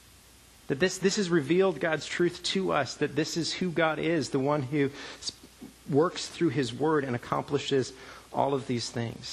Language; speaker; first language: English; native; English